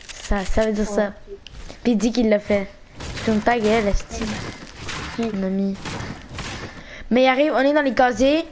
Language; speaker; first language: French; native; French